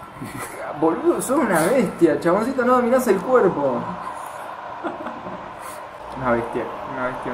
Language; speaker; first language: Spanish; native; Spanish